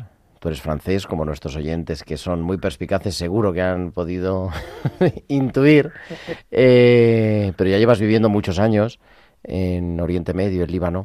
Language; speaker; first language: Spanish; native; Spanish